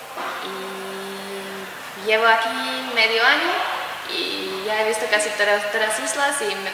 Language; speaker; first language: Spanish; non-native, fluent; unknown